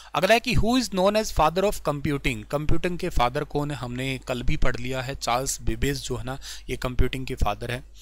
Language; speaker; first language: Hindi; native; Hindi